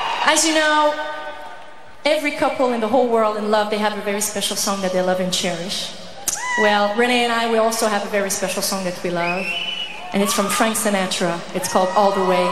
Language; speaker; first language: English; non-native, fluent; French